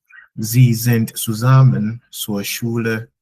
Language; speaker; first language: German; non-native, fluent; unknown